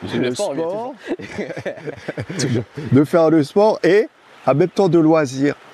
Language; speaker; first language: French; non-native, local second language; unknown